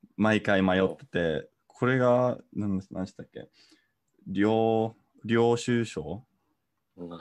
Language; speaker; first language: Japanese; non-native, fluent; English